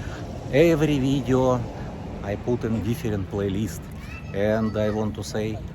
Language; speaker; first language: English; non-native, learner; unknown